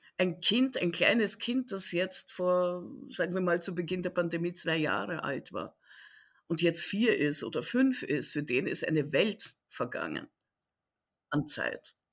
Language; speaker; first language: German; early bilingual, other home language; Russian